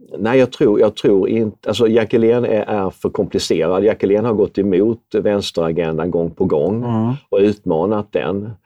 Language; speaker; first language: Swedish; native; Swedish